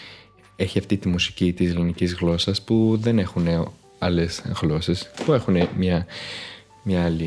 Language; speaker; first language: Greek; non-native, fluent; Spanish